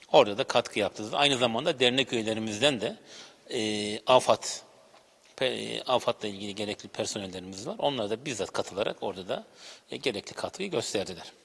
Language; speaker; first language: Turkish; native; Turkish